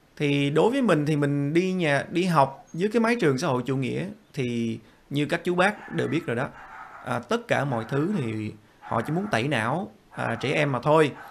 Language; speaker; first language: Vietnamese; early bilingual, other home language; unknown